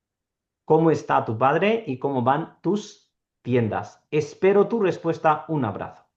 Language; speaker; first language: Spanish; non-native, fluent; Urdu